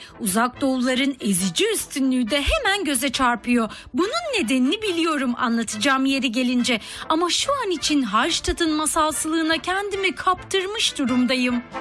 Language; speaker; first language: Turkish; native; Turkish